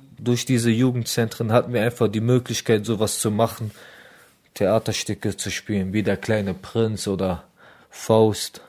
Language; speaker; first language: German; early bilingual, other home language; Arabic